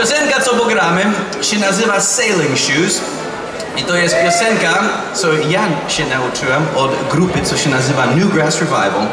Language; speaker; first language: Polish; non-native, learner; English